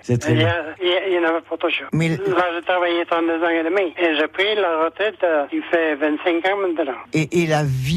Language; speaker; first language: French; non-native, local second language; Basque